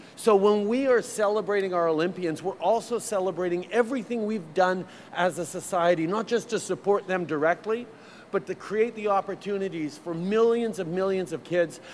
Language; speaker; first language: English; early bilingual, other home language; French